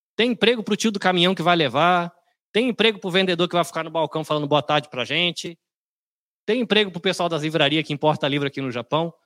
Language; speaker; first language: Portuguese; native; Portuguese